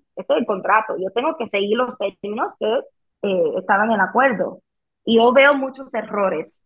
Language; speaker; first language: Spanish; early bilingual, heritage; Spanish